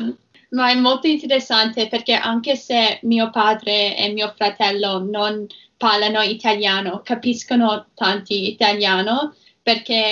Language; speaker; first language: Italian; non-native, learner; English